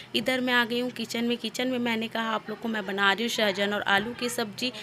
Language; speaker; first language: Hindi; native; Hindi